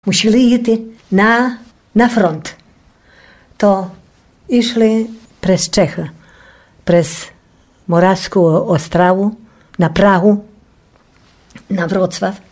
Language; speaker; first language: Polish; non-native, local second language; Rusyn